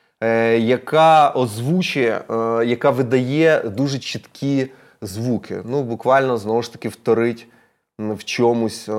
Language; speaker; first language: Ukrainian; non-native, local second language; Russian